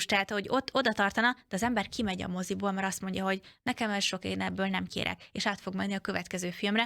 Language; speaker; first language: Hungarian; native; Hungarian